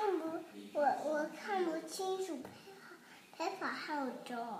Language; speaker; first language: Chinese; early bilingual, heritage; Chinese